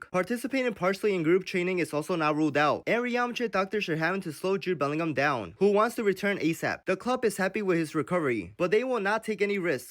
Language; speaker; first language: English; native; English